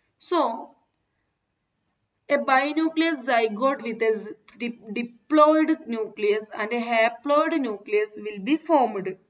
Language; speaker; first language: English; non-native, local second language; Malayalam